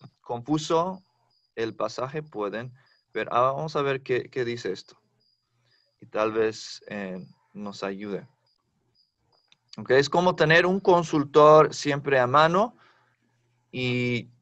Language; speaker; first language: Spanish; non-native, fluent; English